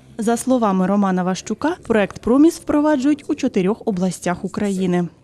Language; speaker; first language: Ukrainian; native; Ukrainian